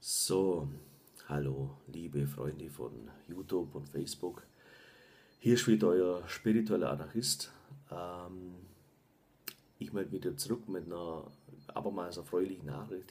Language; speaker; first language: German; native; German